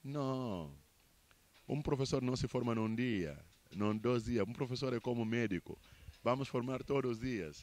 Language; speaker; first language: Spanish; non-native, fluent; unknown